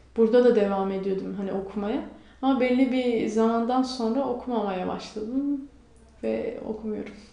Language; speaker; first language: Turkish; non-native, local second language; Kurdish